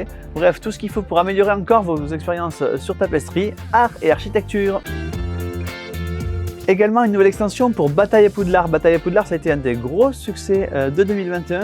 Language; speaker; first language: French; native; French